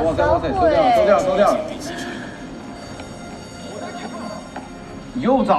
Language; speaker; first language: Chinese; native; Chinese